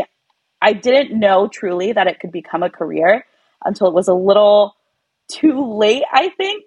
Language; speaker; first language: English; early bilingual, other home language; Spanish